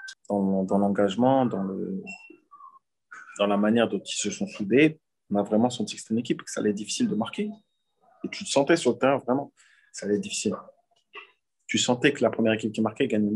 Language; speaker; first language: French; native; French